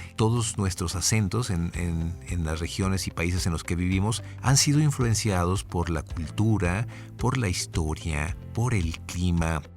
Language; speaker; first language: Spanish; native; Spanish